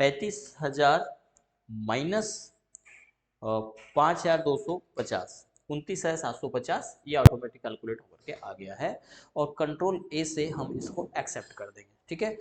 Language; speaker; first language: Hindi; native; Hindi